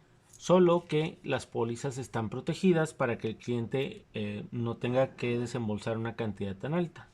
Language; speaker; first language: Spanish; native; Spanish